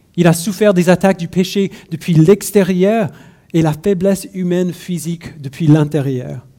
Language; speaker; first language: French; non-native, fluent; English